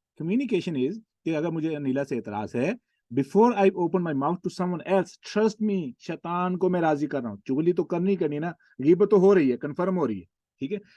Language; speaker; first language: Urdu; non-native, local second language; Punjabi